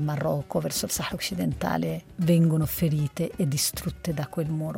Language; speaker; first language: Italian; non-native, fluent; Arabic